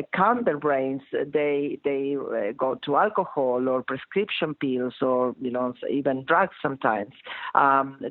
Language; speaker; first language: English; non-native, fluent; Spanish